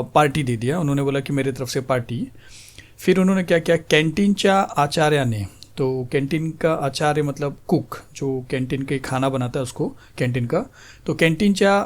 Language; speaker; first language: Hindi; non-native, local second language; Marathi